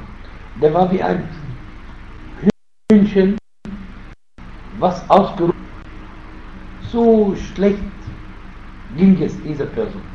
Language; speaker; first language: German; non-native, fluent; Arabic